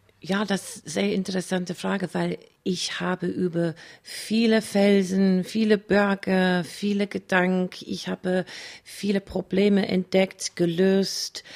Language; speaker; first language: German; non-native, fluent; English